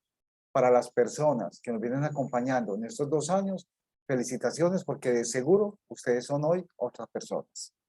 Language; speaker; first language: Spanish; native; Spanish